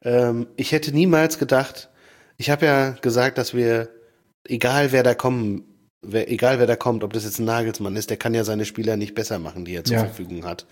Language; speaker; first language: German; native; German